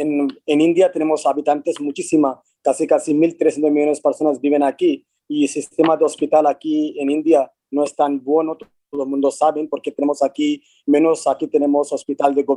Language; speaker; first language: Spanish; non-native, fluent; Hindi